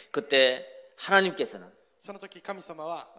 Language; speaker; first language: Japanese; non-native, fluent; Korean